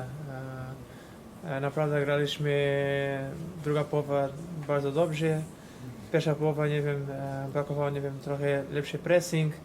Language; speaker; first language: Polish; non-native, fluent; Portuguese